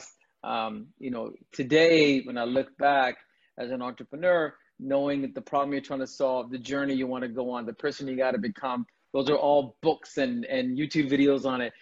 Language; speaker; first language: English; non-native, local second language; Tamil